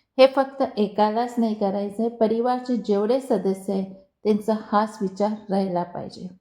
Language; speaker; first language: Marathi; non-native, local second language; Hindi